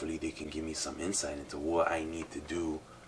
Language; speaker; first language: English; native; English